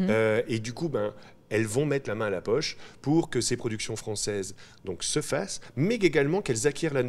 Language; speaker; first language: French; native; French